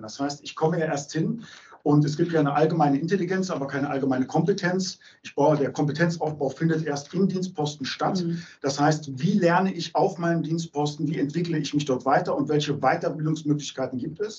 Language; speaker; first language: German; native; German